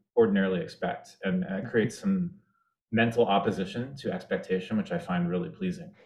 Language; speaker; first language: English; native; English